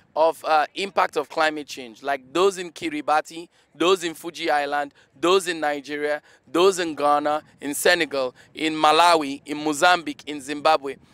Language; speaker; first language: English; non-native, local second language; Igbo